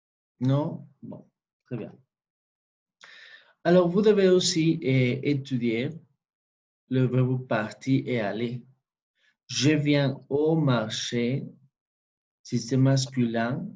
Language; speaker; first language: French; non-native, fluent; Spanish